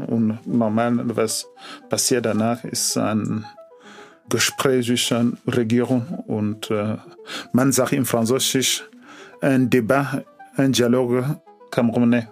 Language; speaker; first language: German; non-native, learner; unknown